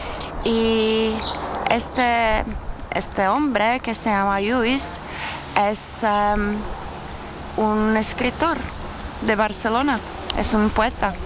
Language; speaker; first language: Spanish; non-native, fluent; Czech